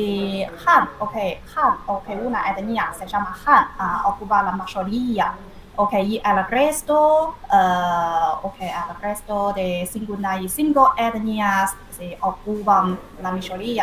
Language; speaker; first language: Spanish; non-native, fluent; Chinese